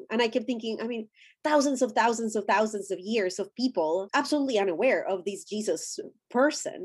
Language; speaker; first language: English; non-native, fluent; Spanish